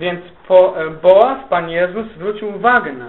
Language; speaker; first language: Polish; native; Polish